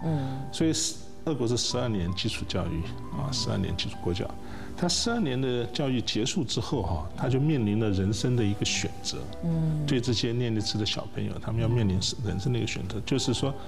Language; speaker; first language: Chinese; native; Chinese